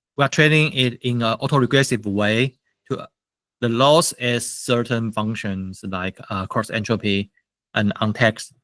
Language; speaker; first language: English; non-native, fluent; Chinese